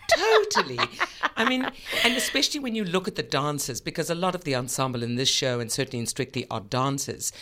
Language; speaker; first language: English; native; English